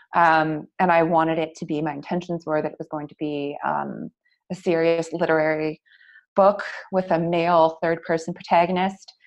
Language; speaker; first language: English; native; English